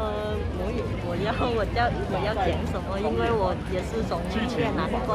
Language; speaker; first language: Chinese; non-native, learner; Vietnamese